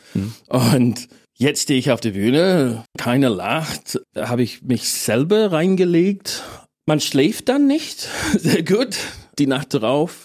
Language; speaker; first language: German; non-native, fluent; English